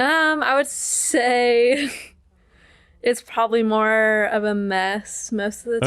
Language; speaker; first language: English; native; English